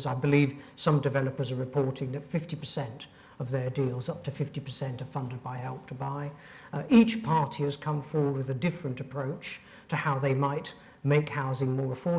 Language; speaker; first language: English; native; English